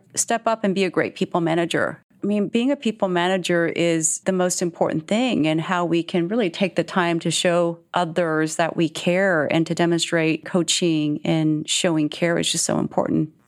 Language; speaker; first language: English; early bilingual, other home language; Korean